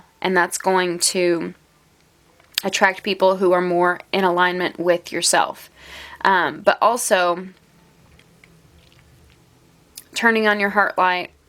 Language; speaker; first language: English; native; English